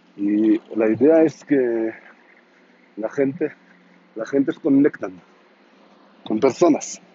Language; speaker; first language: Spanish; non-native, learner; Hebrew